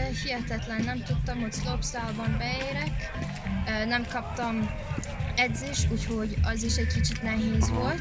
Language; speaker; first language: Hungarian; early bilingual, heritage; English